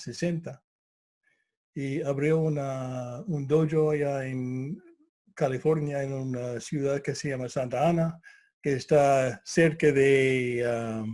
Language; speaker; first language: Spanish; non-native, fluent; English